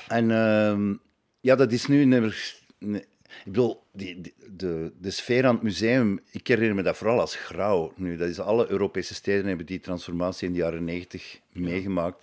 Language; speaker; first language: Dutch; native; Dutch